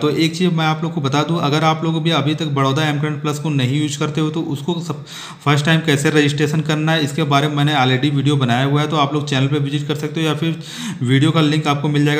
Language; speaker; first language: Hindi; native; Hindi